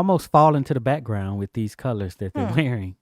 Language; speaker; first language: English; native; English